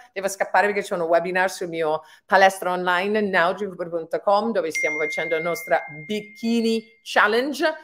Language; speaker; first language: Italian; non-native, fluent; English